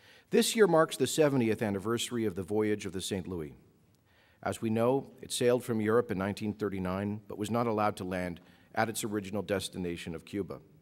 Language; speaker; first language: English; native; English